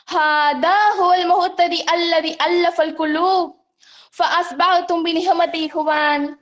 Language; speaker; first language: Arabic; non-native, learner; Tamil